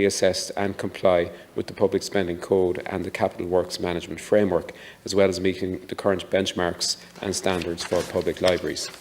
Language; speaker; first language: English; native; English